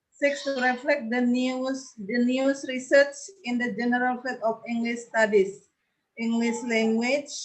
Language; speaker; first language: English; non-native, learner; Indonesian